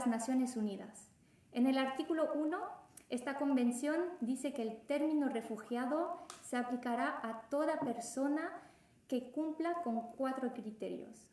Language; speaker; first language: Spanish; non-native, fluent; French